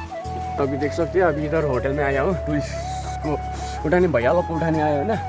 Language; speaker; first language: Hindi; non-native, local second language; Nepali